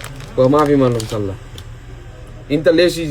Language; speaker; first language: Arabic; non-native, learner; Bangla